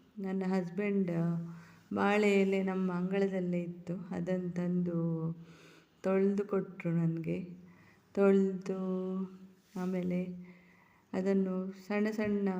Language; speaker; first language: Kannada; non-native, local second language; Tulu